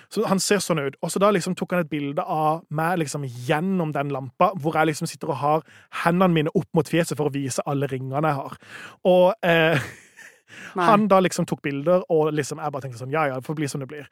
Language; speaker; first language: Norwegian; native; Norwegian